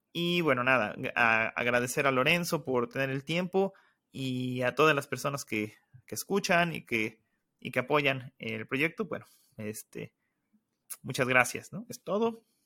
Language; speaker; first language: Spanish; native; Spanish